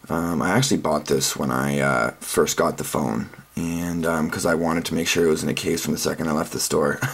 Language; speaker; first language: English; native; English